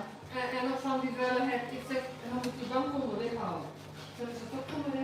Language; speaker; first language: Dutch; native; Dutch